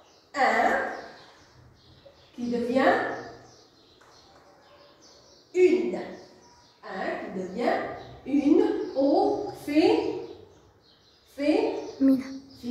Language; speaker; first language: French; non-native, local second language; Arabic